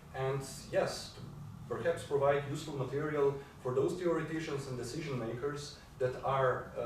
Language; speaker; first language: English; non-native, fluent; Slovenian